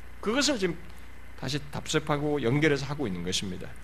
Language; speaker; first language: Korean; native; Korean